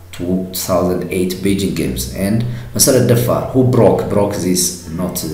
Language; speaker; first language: English; non-native, fluent; Amharic